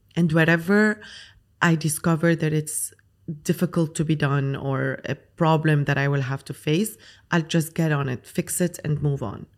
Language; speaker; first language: English; non-native, fluent; Arabic